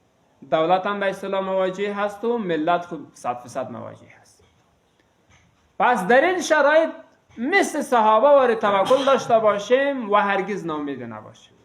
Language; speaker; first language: Persian; native; Persian